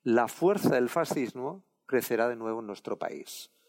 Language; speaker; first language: Spanish; non-native, local second language; Catalan